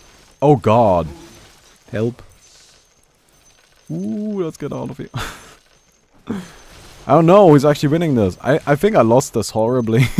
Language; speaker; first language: English; non-native, fluent; German